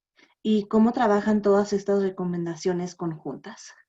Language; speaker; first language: Spanish; early bilingual, other home language; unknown